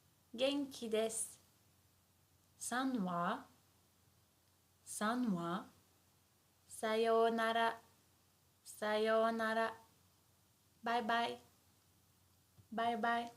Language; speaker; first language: Japanese; non-native, fluent; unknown